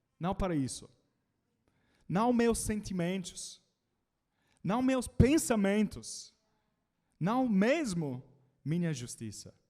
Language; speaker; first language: Portuguese; non-native, learner; English